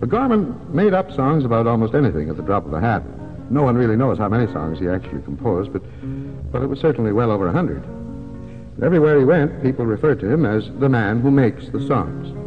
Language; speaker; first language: English; native; English